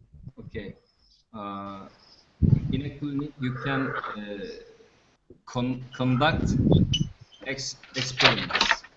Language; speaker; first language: English; non-native, fluent; Turkish